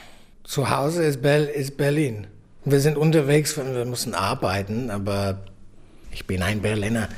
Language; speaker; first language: German; non-native, learner; English